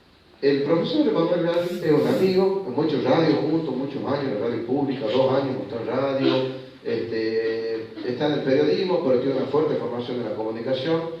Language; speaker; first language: Spanish; native; Spanish